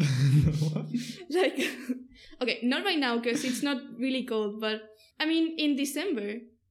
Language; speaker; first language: English; non-native, fluent; Spanish